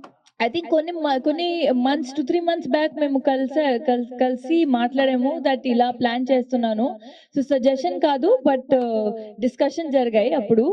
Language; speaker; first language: Telugu; non-native, learner; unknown